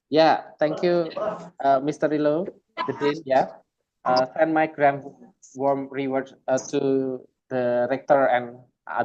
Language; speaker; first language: English; non-native, fluent; Indonesian